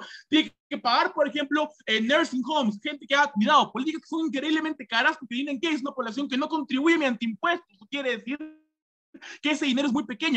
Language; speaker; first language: Spanish; native; Spanish